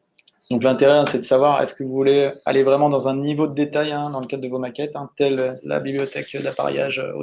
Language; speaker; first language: French; native; French